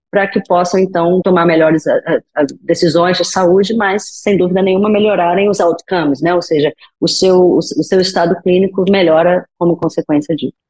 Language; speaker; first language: Portuguese; native; Portuguese